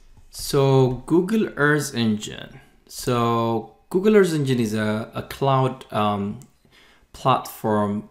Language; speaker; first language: English; non-native, fluent; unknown